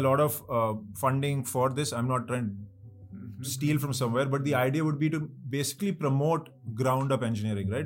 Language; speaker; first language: English; non-native, local second language; Hindi